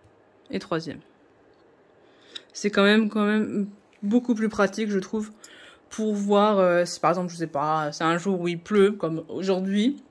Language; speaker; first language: French; native; French